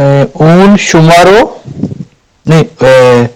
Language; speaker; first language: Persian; non-native, learner; Urdu